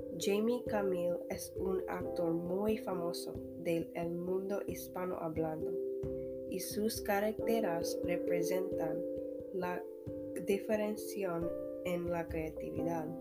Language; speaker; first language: Spanish; non-native, learner; English